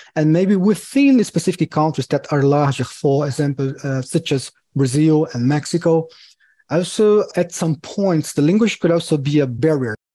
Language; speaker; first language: English; non-native, fluent; Portuguese